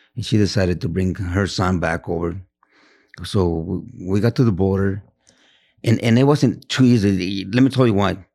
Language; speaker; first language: English; non-native, fluent; Spanish